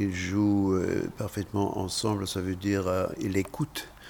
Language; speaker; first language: French; non-native, fluent; German